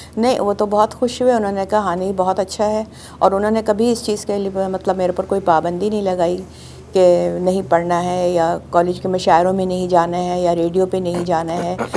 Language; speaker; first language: Urdu; native; Urdu